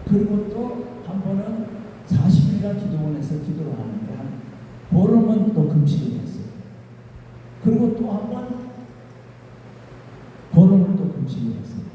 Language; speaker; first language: Korean; native; Korean